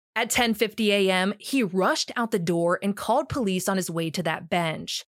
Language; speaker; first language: English; native; English